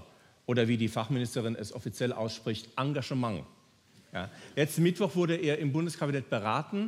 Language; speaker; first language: German; non-native, fluent; English